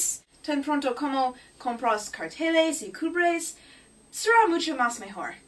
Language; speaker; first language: Spanish; non-native, learner; English